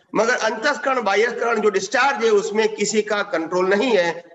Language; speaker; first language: Hindi; non-native, local second language; Gujarati